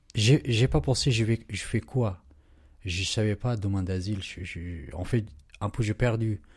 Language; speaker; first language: French; non-native, learner; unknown